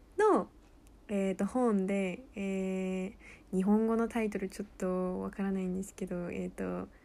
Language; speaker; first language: Japanese; early bilingual, heritage; Japanese